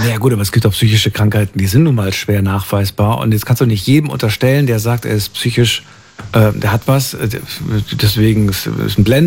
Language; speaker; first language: German; native; German